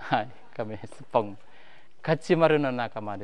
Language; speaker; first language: Japanese; non-native, fluent; Khmer